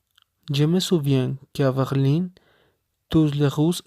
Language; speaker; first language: French; non-native, learner; Spanish